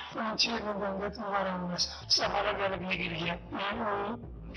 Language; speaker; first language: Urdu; non-native, local second language; Pashto